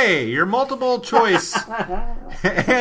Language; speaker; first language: English; native; English